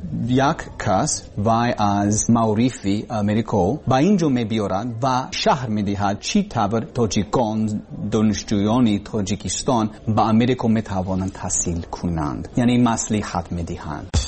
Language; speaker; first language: Persian; non-native, learner; English